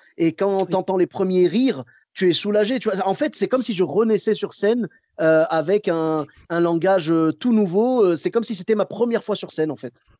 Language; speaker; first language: French; early bilingual, other home language; Arabic